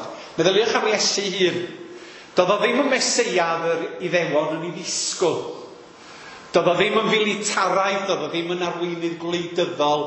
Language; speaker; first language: Welsh; native; Welsh